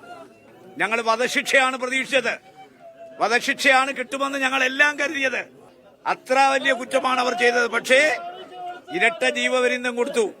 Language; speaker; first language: Malayalam; native; Malayalam